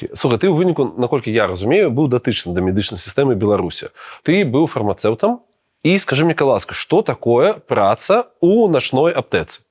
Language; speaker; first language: Belarusian; non-native, local second language; Russian